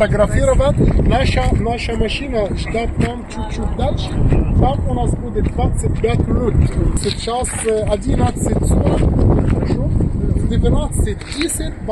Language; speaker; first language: Russian; non-native, local second language; Arabic